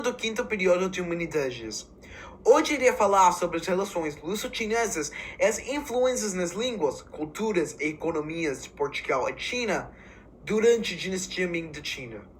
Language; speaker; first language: Portuguese; non-native, learner; English